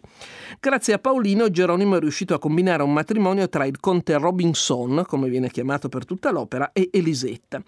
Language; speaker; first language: Italian; native; Italian